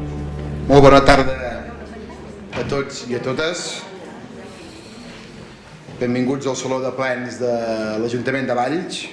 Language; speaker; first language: Catalan; native; Catalan